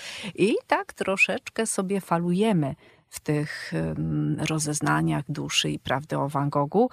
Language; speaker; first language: Polish; native; Polish